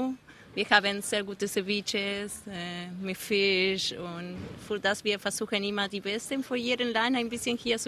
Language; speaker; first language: German; non-native, learner; Spanish